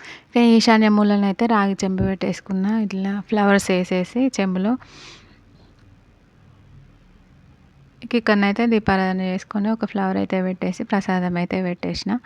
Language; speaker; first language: Telugu; native; Telugu